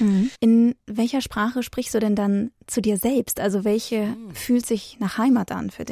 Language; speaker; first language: German; native; German